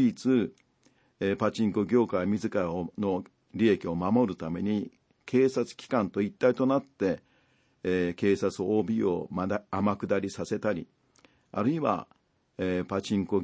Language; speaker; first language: Japanese; native; Japanese